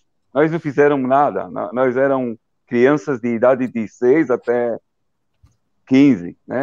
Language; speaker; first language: Portuguese; early bilingual, heritage; Portuguese